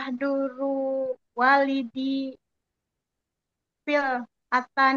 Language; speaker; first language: Arabic; non-native, learner; Indonesian